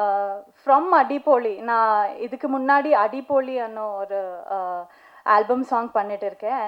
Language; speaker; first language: Tamil; non-native, learner; Kannada